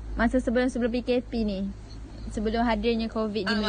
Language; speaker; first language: Malay; native; Malay